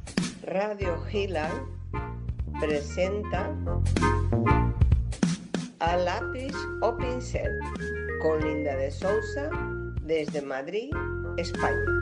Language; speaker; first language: Spanish; non-native, fluent; Portuguese